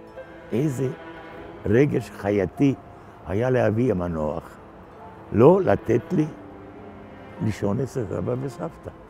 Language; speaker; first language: Hebrew; non-native, fluent; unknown